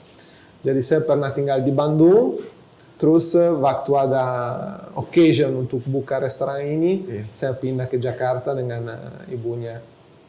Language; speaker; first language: Indonesian; non-native, fluent; Italian